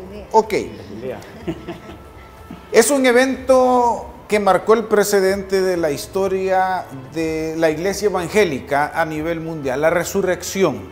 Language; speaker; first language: Spanish; native; Spanish